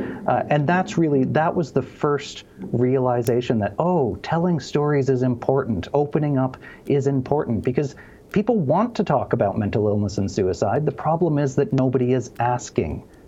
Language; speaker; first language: English; native; English